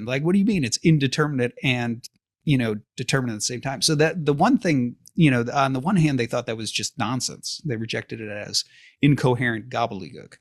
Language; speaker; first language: English; native; English